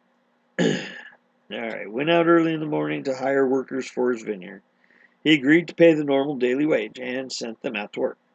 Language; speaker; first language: English; native; English